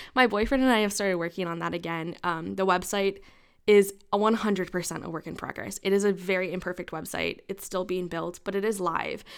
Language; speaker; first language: English; native; English